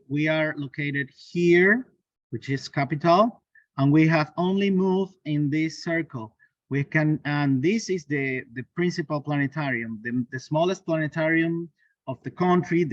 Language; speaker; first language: English; non-native, learner; Spanish